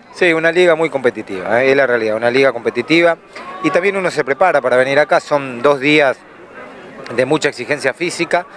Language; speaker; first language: Spanish; native; Spanish